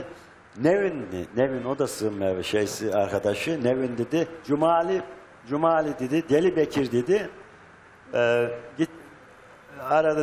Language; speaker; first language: Turkish; native; Turkish